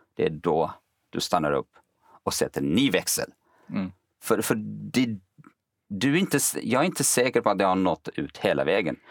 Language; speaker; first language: Swedish; early bilingual, other home language; Kurdish